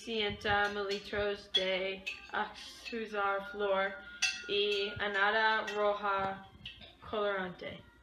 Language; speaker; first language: Spanish; non-native, learner; English